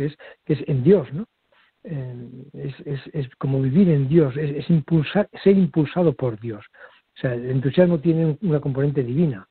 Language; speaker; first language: Spanish; native; Spanish